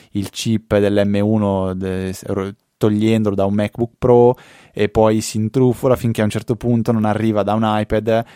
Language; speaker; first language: Italian; native; Italian